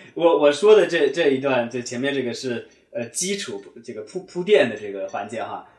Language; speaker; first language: Chinese; non-native, fluent; English